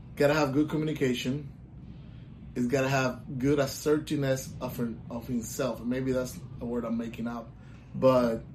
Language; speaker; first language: English; non-native, local second language; Spanish